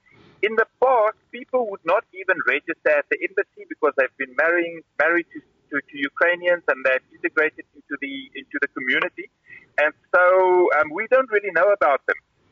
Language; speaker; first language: English; non-native, local second language; Afrikaans